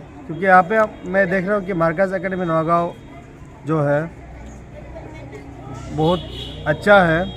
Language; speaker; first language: Hindi; non-native, local second language; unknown